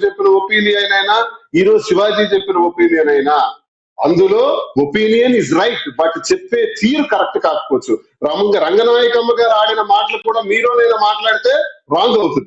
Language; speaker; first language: Telugu; native; Telugu